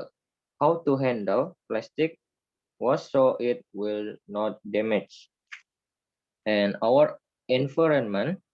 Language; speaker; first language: English; non-native, learner; Indonesian